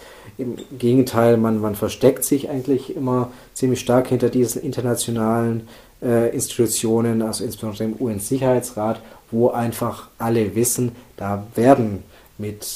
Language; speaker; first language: German; native; German